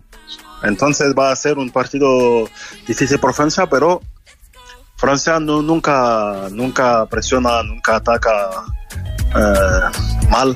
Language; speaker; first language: Spanish; non-native, learner; French